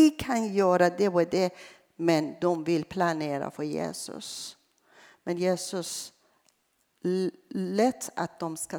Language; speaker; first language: Swedish; non-native, fluent; Persian